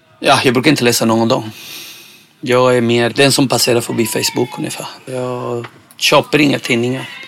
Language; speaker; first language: Swedish; non-native, fluent; Spanish